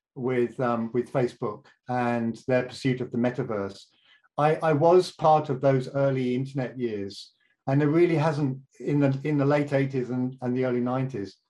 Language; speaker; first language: English; native; English